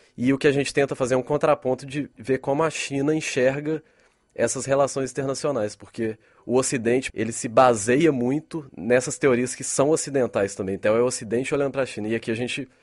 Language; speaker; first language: Portuguese; native; Portuguese